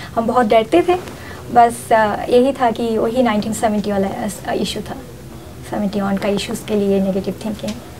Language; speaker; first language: Urdu; non-native, fluent; Bangla